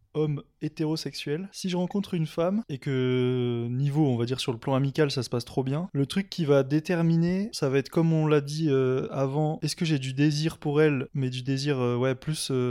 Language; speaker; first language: French; native; French